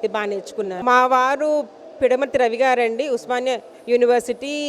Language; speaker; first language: Telugu; native; Telugu